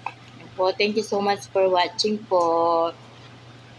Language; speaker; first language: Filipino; native; Filipino